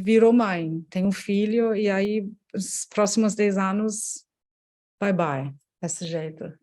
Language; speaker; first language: Portuguese; non-native, fluent; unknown